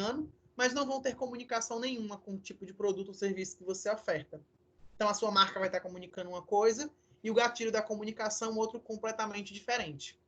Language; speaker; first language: Portuguese; native; Portuguese